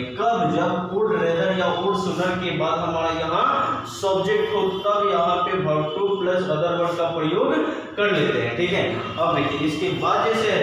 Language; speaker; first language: Hindi; native; Hindi